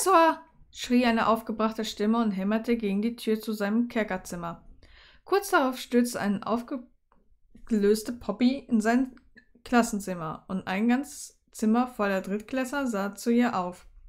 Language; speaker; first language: German; native; German